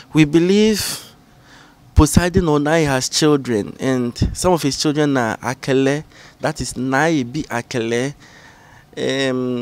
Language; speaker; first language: English; non-native, local second language; Ga